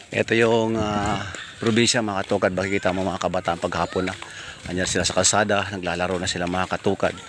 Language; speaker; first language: Filipino; native; Filipino